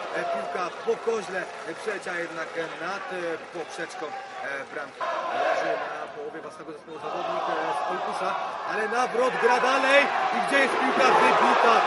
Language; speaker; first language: Polish; native; Polish